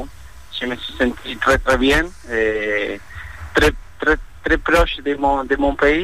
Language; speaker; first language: French; non-native, fluent; Spanish